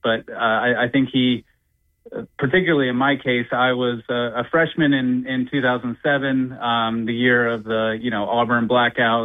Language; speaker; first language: English; native; English